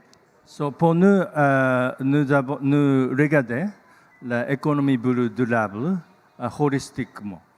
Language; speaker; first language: French; non-native, learner; Japanese